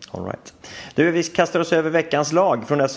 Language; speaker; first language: Swedish; native; Swedish